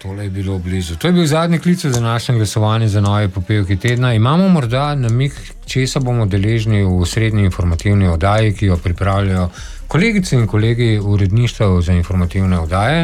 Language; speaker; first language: Slovenian; native; Slovenian